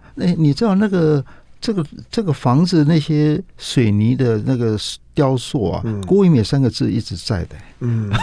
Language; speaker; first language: Chinese; native; Chinese